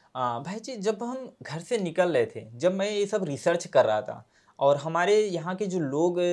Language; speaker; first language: Hindi; native; Hindi